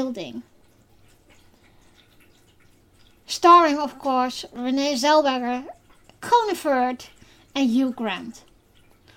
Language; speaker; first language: English; non-native, fluent; Dutch